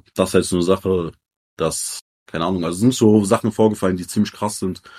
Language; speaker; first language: German; early bilingual, other home language; Arabic